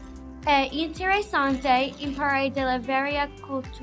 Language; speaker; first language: Italian; non-native, learner; English